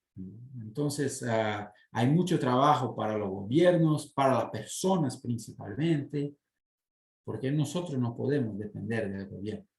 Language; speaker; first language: Spanish; non-native, fluent; Portuguese